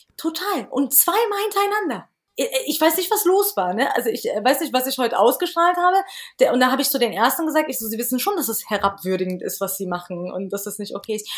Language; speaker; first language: German; early bilingual, other home language; Persian